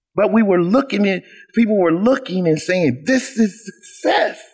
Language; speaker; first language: English; native; English